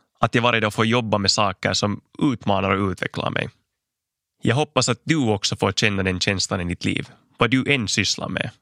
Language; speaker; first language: Swedish; native; Swedish